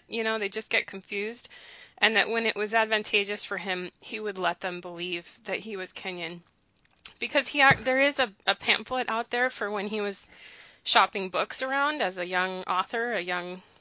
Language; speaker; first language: English; native; English